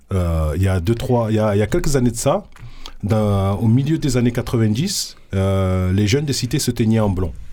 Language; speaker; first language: French; native; French